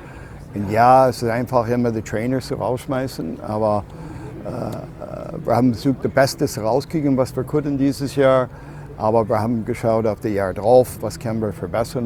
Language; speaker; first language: German; non-native, fluent; English